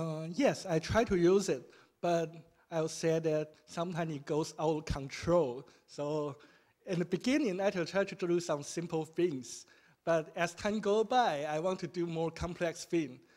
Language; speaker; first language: English; non-native, fluent; Chinese